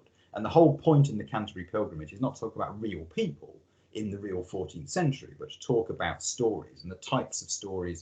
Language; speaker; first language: English; native; English